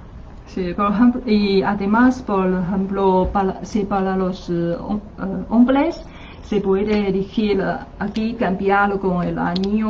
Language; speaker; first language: Spanish; non-native, learner; Chinese